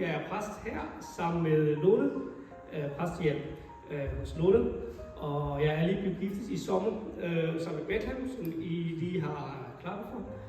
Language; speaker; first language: Danish; non-native, fluent; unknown